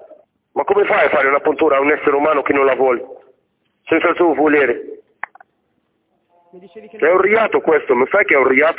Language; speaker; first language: Italian; non-native, fluent; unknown